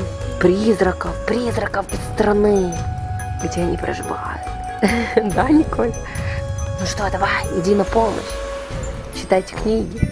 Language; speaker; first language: Russian; native; Russian